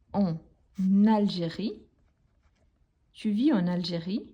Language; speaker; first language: French; non-native, fluent; Portuguese